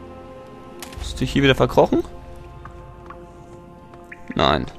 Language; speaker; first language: German; native; German